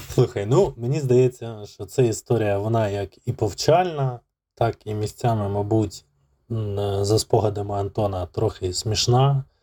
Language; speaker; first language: Ukrainian; native; Ukrainian